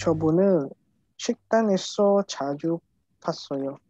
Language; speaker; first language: Korean; non-native, learner; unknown